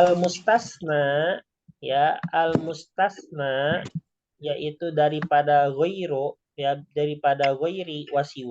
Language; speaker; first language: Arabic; non-native, fluent; Indonesian